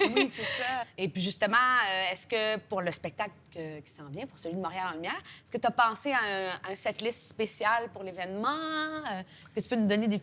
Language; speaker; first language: French; native; French